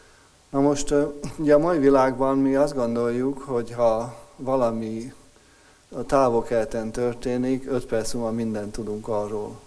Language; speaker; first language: Hungarian; native; Hungarian